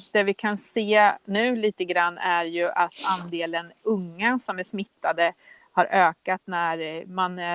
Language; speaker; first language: Swedish; native; Swedish